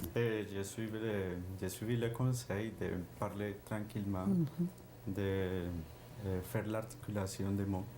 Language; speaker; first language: French; non-native, fluent; Spanish